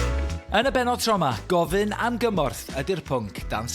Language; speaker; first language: Welsh; native; Welsh